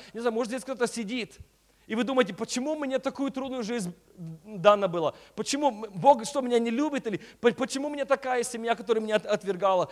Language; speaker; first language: Russian; early bilingual, heritage; Russian